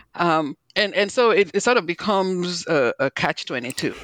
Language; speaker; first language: English; non-native, local second language; Igbo